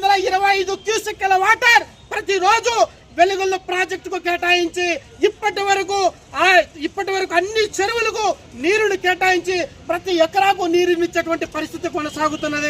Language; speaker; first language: Telugu; native; Telugu